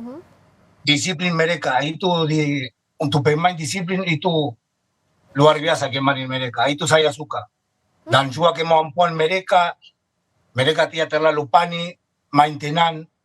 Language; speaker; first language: Indonesian; non-native, fluent; Spanish